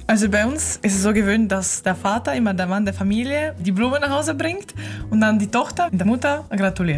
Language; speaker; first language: German; early bilingual, other home language; Ukrainian